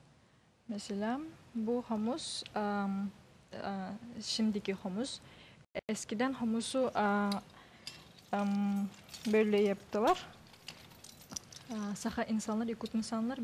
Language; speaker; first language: Turkish; non-native, learner; Yakut